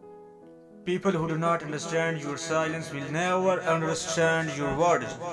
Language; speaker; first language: English; non-native, local second language; Urdu